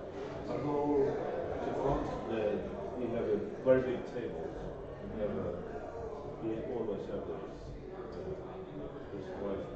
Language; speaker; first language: English; non-native, learner; Norwegian